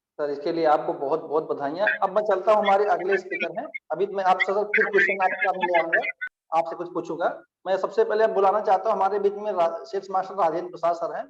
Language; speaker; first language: Hindi; native; Hindi